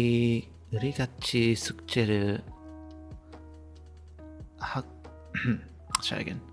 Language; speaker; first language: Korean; non-native, learner; English